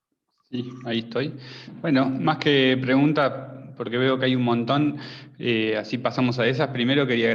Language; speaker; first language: Spanish; native; Spanish